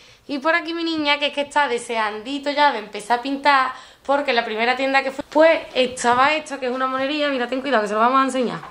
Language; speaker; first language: Spanish; native; Spanish